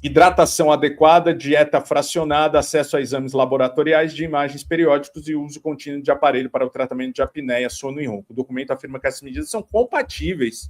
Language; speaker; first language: Portuguese; native; Portuguese